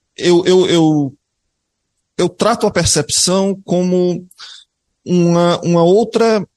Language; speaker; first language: Portuguese; native; Portuguese